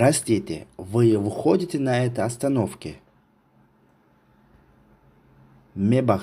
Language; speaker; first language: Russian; non-native, local second language; Tajik